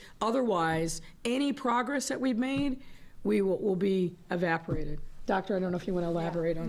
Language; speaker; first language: English; native; English